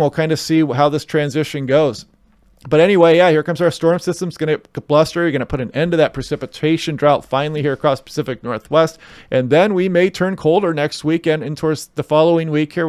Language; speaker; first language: English; native; English